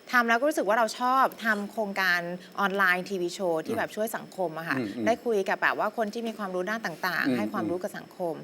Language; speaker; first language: Thai; native; Thai